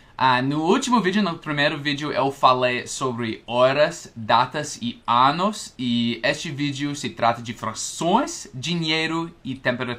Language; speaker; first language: Portuguese; non-native, fluent; English